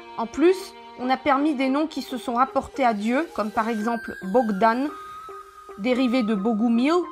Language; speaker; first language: French; native; French